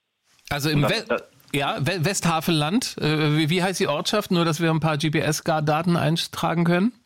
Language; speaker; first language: German; native; German